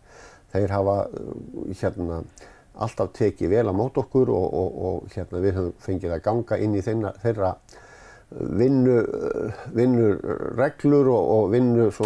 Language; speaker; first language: Icelandic; native; Icelandic